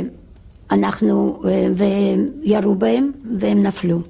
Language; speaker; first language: Hebrew; non-native, fluent; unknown